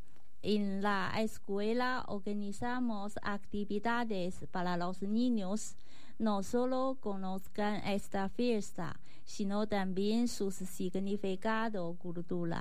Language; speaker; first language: Spanish; non-native, learner; Chinese